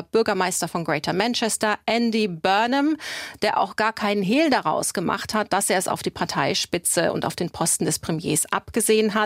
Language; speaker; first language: German; native; German